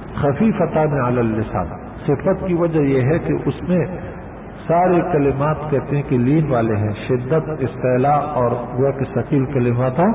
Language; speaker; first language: Urdu; non-native, local second language; Pashto